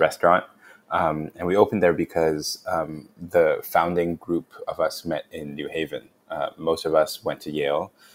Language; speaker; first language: English; non-native, local second language; Cantonese